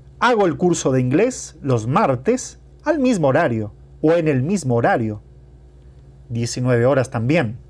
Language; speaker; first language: Spanish; non-native, fluent; Portuguese